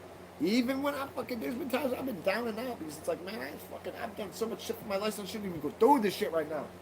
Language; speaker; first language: English; native; English